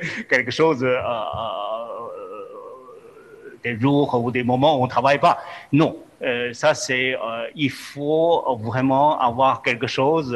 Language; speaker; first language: French; non-native, fluent; Chinese